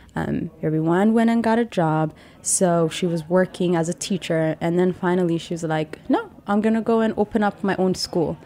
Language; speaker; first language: English; non-native, fluent; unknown